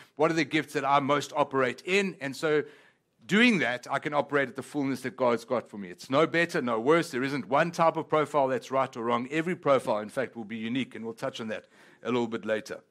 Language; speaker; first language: English; non-native, local second language; Italian